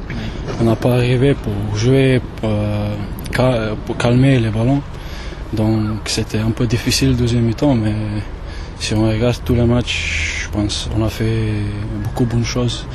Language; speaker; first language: French; non-native, fluent; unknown